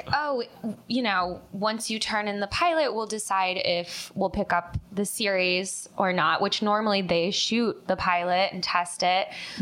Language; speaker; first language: English; native; English